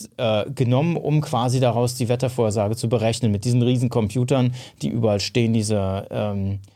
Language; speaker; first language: German; native; German